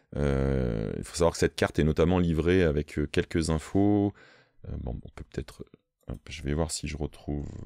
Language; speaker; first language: French; native; French